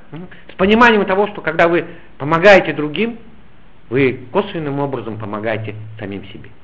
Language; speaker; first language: Russian; native; Russian